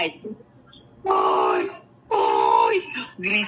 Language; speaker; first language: English; non-native, learner; Spanish